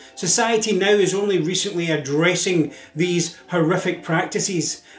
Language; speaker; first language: English; native; English